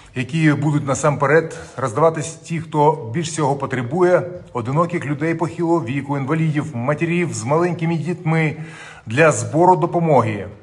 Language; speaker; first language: Ukrainian; non-native, local second language; Russian